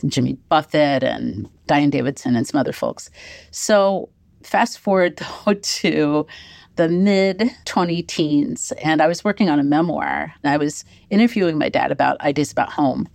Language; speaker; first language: English; native; English